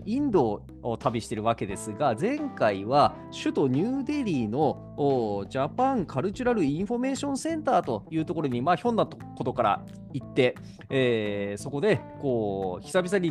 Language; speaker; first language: Japanese; native; Japanese